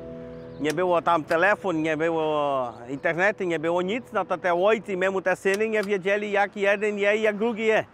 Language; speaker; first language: Polish; early bilingual, heritage; Polish